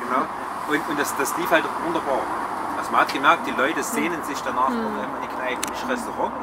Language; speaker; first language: German; native; German